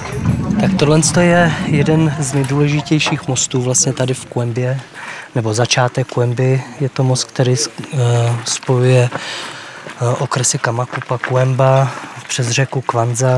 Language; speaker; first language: Czech; native; Czech